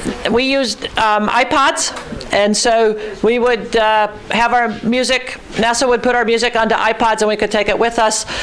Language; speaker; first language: English; early bilingual, other home language; Ukrainian